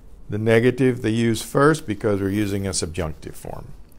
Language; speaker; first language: English; native; English